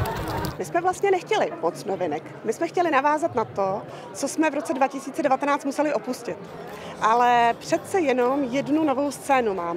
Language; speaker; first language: Czech; native; Czech